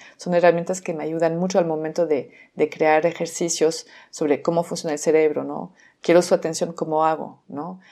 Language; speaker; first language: Spanish; non-native, fluent; French